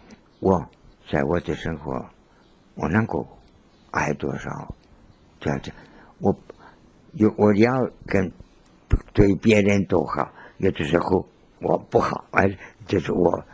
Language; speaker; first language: Chinese; non-native, learner; Spanish